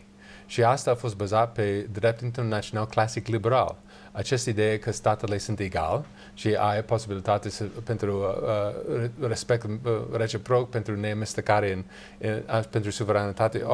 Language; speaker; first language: Romanian; non-native, learner; English